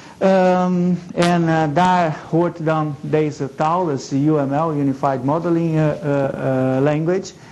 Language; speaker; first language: Dutch; non-native, fluent; Portuguese